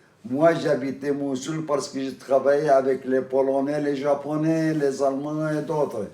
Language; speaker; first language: French; non-native, fluent; Arabic